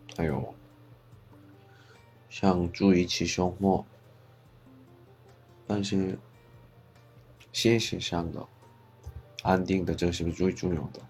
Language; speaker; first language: Chinese; non-native, fluent; Korean